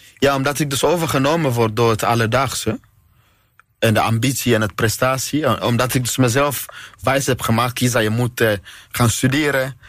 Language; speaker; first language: Dutch; non-native, fluent; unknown